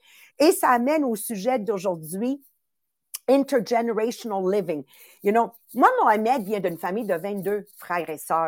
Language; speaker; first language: French; native; French